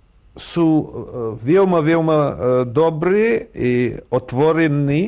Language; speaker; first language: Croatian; non-native, fluent; Russian